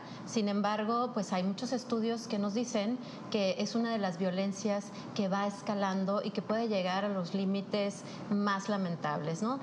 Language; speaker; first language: Spanish; native; Spanish